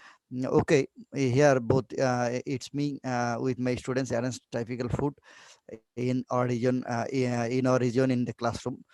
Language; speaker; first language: English; non-native, local second language; Bangla